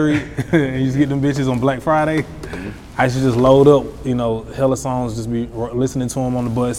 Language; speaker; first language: English; native; English